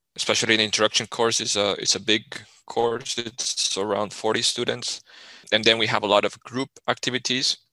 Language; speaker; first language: English; non-native, fluent; Spanish